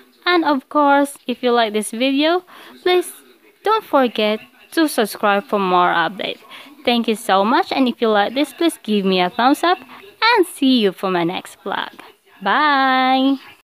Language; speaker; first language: English; non-native, local second language; Filipino